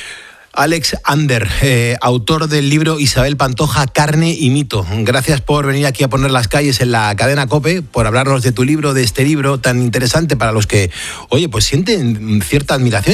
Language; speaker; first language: Spanish; native; Spanish